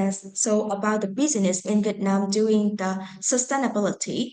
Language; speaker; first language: English; non-native, fluent; Vietnamese